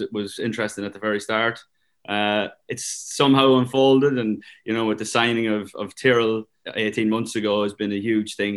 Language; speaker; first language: English; native; English